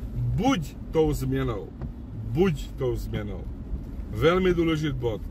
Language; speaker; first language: Czech; non-native, fluent; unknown